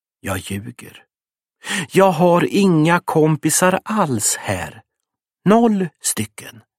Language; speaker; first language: Swedish; native; Swedish